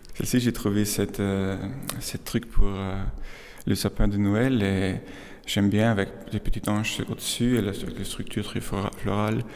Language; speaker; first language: French; non-native, fluent; German